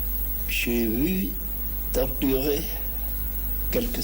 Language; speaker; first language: French; non-native, fluent; German